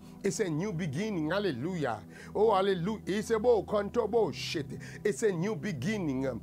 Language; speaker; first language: English; non-native, fluent; Haitian Creole